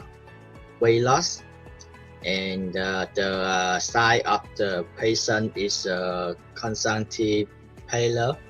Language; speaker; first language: English; non-native, learner; Vietnamese